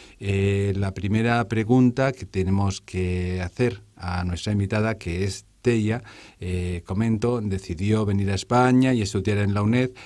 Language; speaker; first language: Spanish; native; Spanish